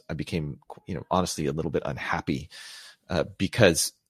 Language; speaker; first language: English; native; English